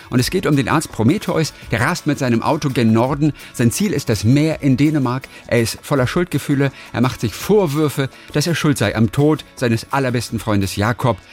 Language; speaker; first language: German; native; German